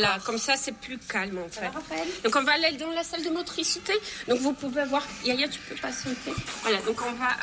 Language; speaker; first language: French; native; French